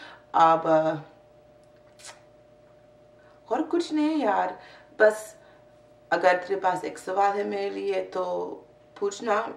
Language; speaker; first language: Hindi; non-native, learner; English